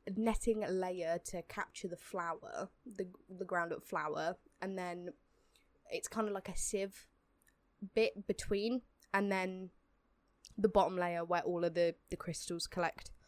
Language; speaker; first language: English; native; English